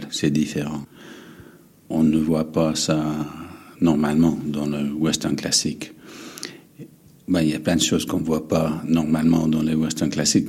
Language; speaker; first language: French; non-native, fluent; English